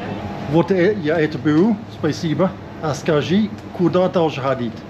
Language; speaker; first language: Russian; non-native, learner; English